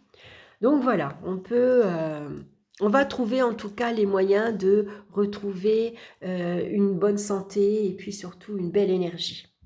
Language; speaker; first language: French; native; French